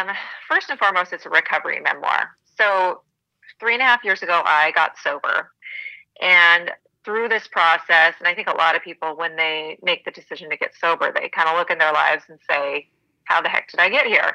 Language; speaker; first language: English; native; English